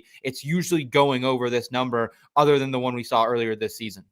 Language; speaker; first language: English; native; English